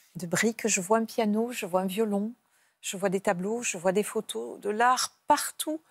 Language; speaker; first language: French; native; French